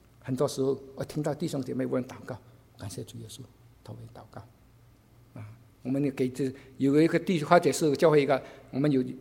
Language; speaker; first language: Chinese; non-native, local second language; Cantonese